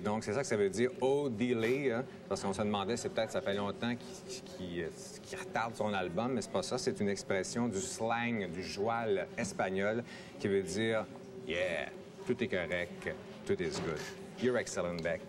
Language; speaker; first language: French; native; French